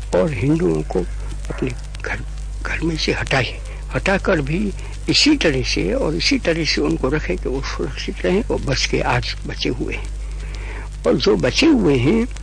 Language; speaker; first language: Hindi; non-native, local second language; Gujarati